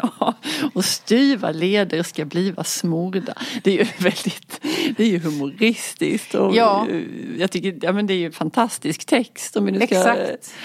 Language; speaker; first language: Swedish; native; Swedish